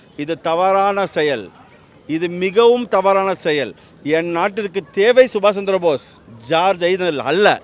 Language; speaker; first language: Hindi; non-native, local second language; Tamil